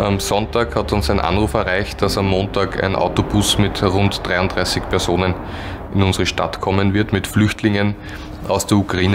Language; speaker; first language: German; native; German